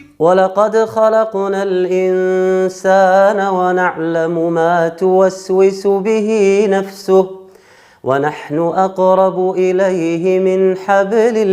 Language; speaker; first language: Arabic; native; Arabic